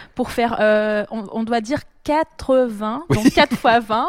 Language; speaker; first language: French; non-native, fluent; Portuguese